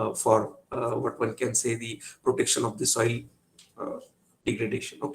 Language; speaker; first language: English; non-native, local second language; Marathi